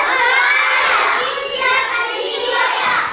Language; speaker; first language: Russian; non-native, learner; Kyrgyz